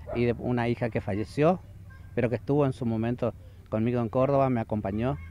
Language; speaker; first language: Spanish; native; Spanish